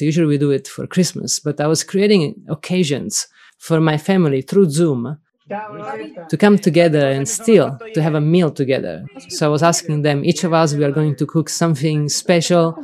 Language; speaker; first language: English; non-native, fluent; Italian